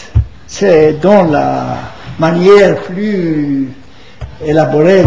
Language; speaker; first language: French; non-native, fluent; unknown